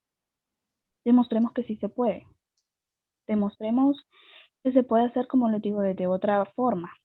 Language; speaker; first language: Spanish; native; Spanish